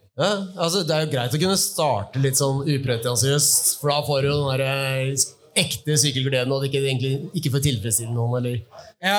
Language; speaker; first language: Norwegian; native; Norwegian